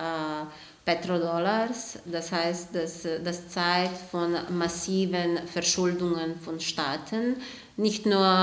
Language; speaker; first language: German; non-native, fluent; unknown